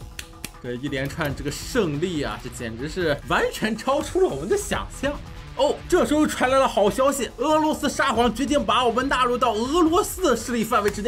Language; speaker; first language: Chinese; native; Chinese